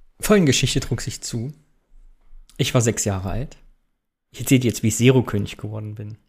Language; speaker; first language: German; native; German